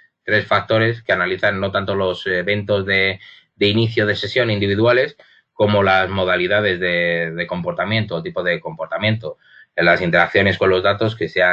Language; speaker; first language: Spanish; native; Spanish